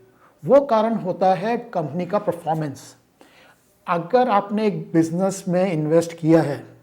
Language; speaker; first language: Hindi; native; Hindi